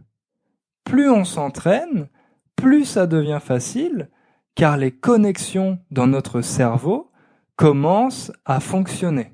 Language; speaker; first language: French; native; French